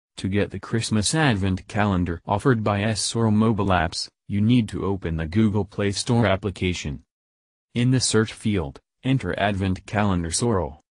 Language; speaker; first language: English; non-native, fluent; French